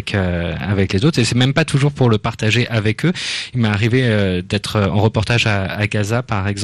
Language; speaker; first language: French; native; French